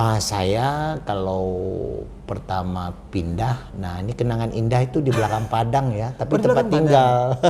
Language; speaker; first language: Indonesian; native; Indonesian